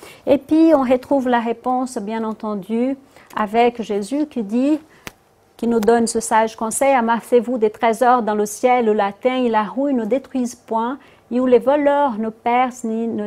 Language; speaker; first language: French; non-native, fluent; Portuguese